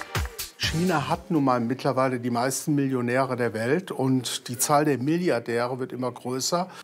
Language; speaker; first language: German; native; German